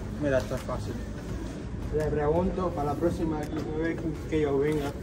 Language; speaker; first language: Spanish; native; Spanish